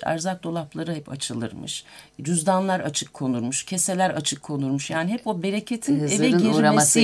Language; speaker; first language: Turkish; native; Turkish